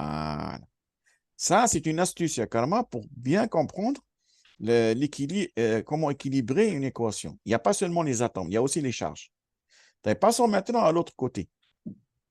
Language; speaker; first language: French; non-native, fluent; Arabic